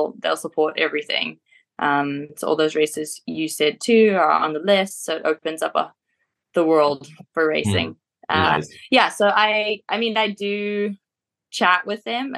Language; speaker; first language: English; native; English